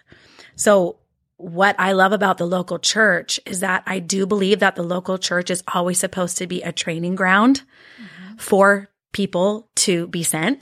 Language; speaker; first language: English; early bilingual, other home language; Norwegian